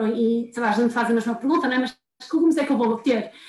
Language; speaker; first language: Portuguese; native; Portuguese